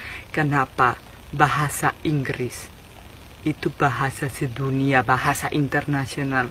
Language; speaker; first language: Indonesian; non-native, fluent; Spanish